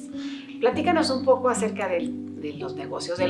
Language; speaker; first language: Spanish; native; Spanish